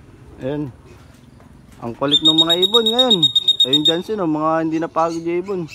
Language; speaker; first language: Filipino; native; Filipino